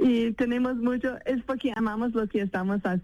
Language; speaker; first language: Spanish; non-native, fluent; English